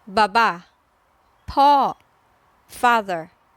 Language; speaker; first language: Thai; native; Thai